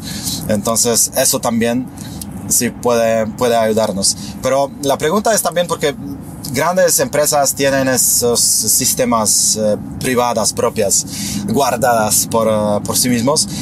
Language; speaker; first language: Spanish; non-native, fluent; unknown